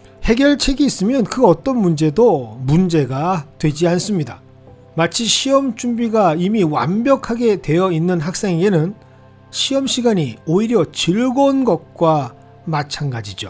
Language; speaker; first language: Korean; native; Korean